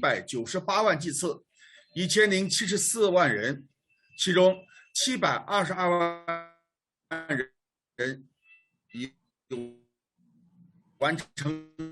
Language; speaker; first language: Chinese; native; Chinese